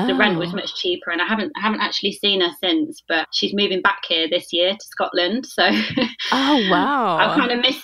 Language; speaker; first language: English; native; English